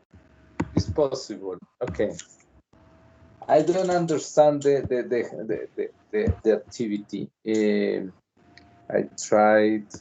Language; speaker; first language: English; non-native, learner; Spanish